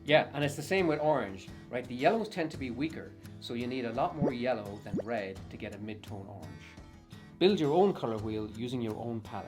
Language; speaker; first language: English; native; English